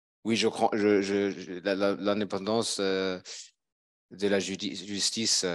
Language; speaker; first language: French; non-native, fluent; German